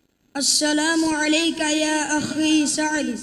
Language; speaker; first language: Arabic; non-native, learner; Urdu